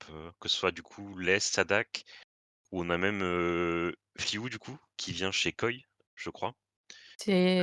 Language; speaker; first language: French; native; French